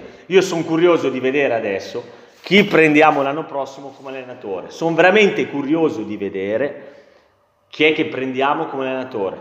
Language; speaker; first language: Italian; native; Italian